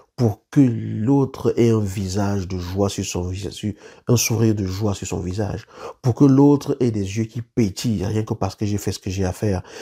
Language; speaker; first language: French; native; French